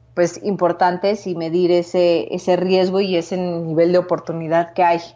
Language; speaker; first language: Spanish; native; Spanish